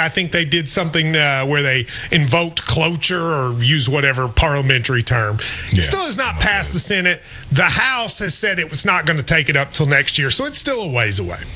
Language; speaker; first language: English; native; English